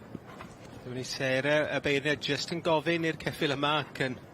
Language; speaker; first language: Welsh; native; Welsh